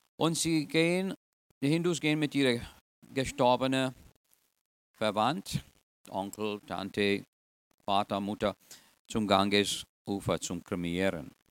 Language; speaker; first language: German; non-native, fluent; English